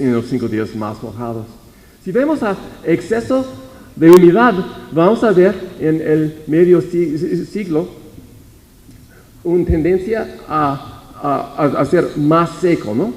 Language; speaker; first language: Spanish; non-native, fluent; English